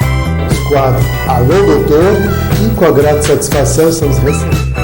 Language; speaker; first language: Portuguese; native; Portuguese